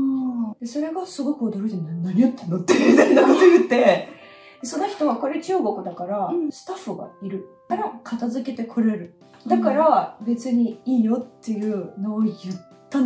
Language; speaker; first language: Japanese; non-native, fluent; Russian